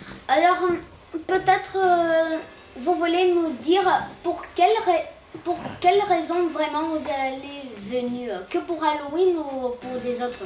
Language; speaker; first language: French; non-native, learner; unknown